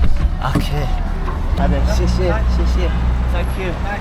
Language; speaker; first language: Chinese; non-native, learner; English